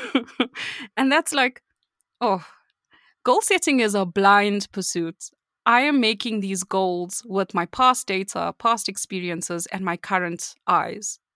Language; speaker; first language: English; native; English